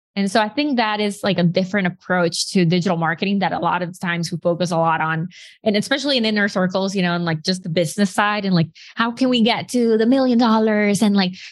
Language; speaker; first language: English; non-native, fluent; Spanish